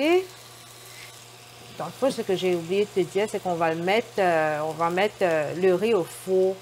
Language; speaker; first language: French; non-native, local second language; Morisyen